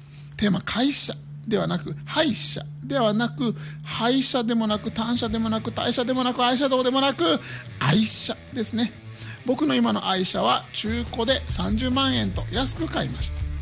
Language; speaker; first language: Japanese; native; Japanese